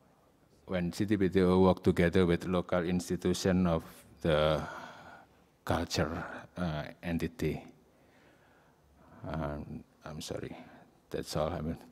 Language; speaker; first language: English; non-native, learner; Indonesian